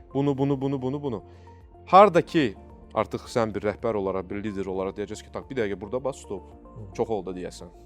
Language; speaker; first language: Azerbaijani; non-native, local second language; Russian